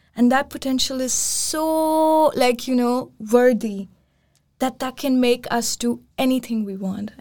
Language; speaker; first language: English; non-native, local second language; Urdu